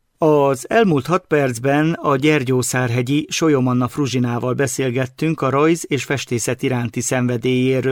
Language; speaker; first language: Hungarian; native; Hungarian